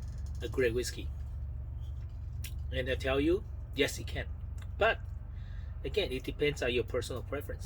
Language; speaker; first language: English; non-native, fluent; Chinese